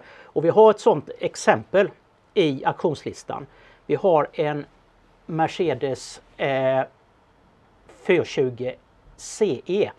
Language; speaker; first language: Swedish; native; Swedish